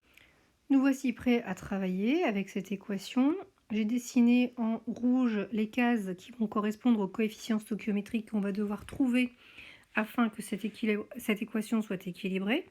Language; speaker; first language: French; native; French